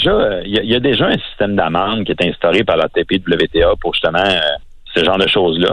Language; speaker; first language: French; native; French